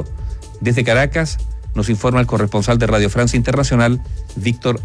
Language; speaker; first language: Spanish; native; Spanish